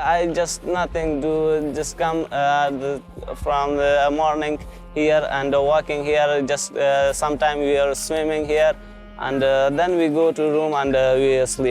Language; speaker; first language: English; non-native, learner; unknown